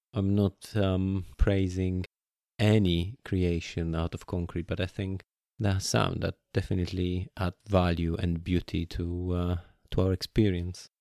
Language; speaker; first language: English; non-native, fluent; Polish